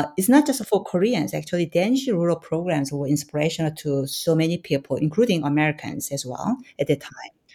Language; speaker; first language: English; non-native, fluent; Korean